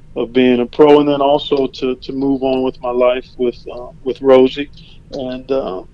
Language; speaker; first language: English; native; English